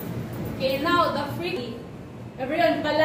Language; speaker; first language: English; non-native, local second language; Filipino